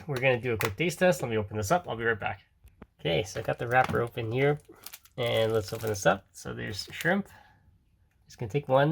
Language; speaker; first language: English; native; English